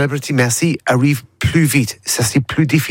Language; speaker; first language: French; non-native, learner; English